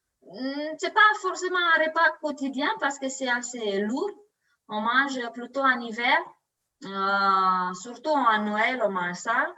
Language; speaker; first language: French; non-native, learner; Romanian